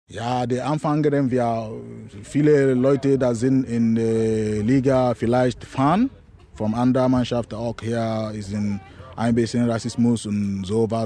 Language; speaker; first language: German; non-native, learner; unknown